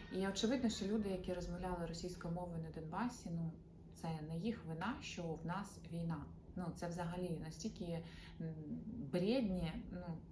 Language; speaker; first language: Ukrainian; non-native, local second language; Russian